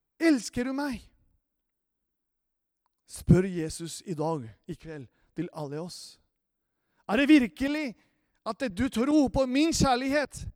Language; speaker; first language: Norwegian; non-native, fluent; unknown